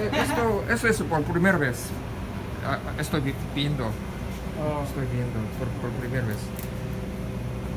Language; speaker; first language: Spanish; non-native, learner; Korean